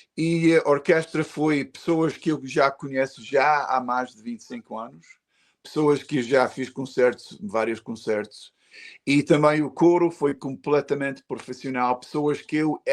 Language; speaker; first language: Portuguese; early bilingual, heritage; Portuguese